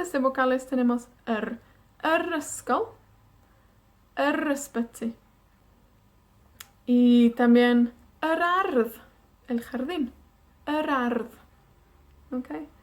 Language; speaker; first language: Spanish; non-native, fluent; Welsh